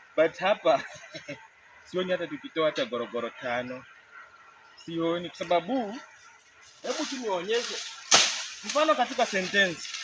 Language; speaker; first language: Swahili; non-native, local second language; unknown